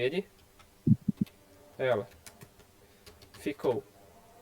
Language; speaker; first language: Portuguese; non-native, fluent; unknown